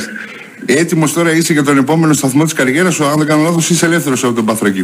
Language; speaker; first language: Greek; native; Greek